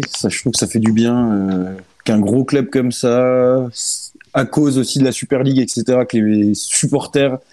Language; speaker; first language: French; native; French